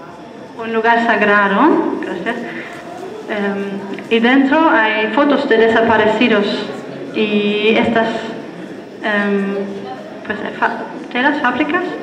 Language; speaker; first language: Spanish; non-native, fluent; German